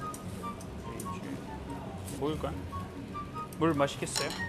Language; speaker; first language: Korean; non-native, fluent; Russian